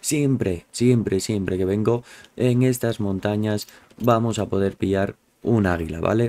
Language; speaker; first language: Spanish; native; Spanish